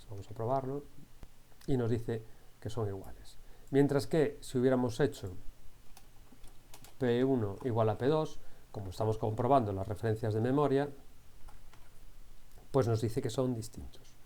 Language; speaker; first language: Spanish; native; Spanish